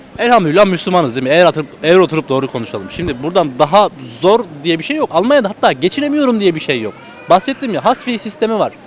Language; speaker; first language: Turkish; native; Turkish